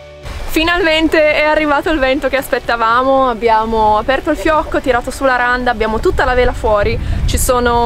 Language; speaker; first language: Italian; native; Italian